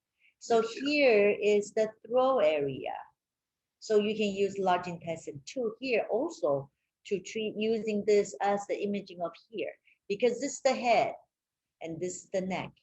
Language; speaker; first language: English; non-native, fluent; Chinese